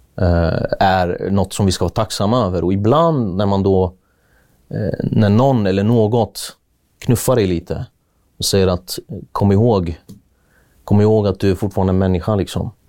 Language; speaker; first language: Swedish; early bilingual, other home language; Kurdish